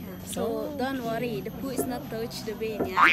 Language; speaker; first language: English; non-native, learner; Indonesian